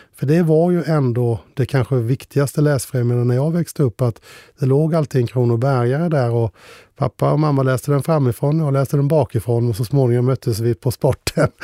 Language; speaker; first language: Swedish; native; Swedish